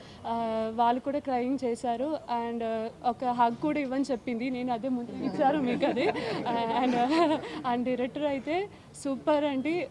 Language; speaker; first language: Telugu; non-native, learner; Malayalam